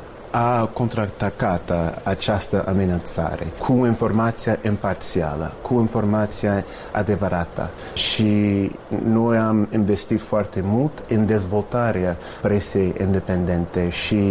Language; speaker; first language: Romanian; non-native, fluent; English